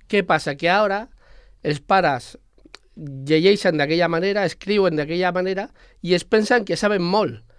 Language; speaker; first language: Catalan; non-native, local second language; Spanish